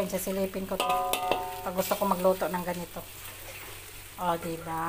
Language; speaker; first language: Filipino; non-native, local second language; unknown